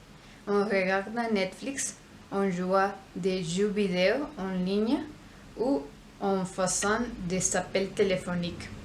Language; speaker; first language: French; non-native, learner; Spanish